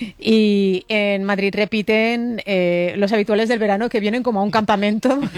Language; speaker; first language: Spanish; native; Spanish